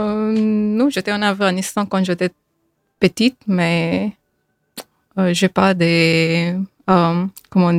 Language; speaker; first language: French; non-native, fluent; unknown